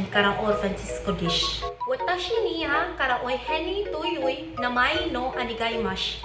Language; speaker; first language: Japanese; non-native, learner; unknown